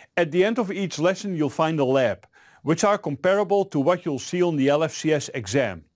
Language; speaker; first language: English; non-native, fluent; Dutch